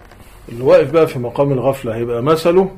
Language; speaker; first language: Arabic; native; Arabic